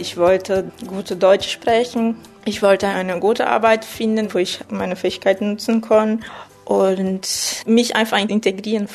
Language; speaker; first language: German; non-native, fluent; Portuguese